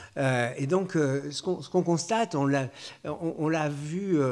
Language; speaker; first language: French; native; French